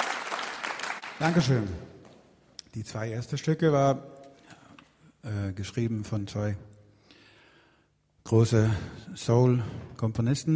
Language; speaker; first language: German; non-native, fluent; Swedish